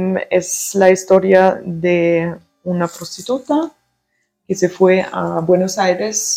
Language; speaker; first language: Spanish; early bilingual, heritage; German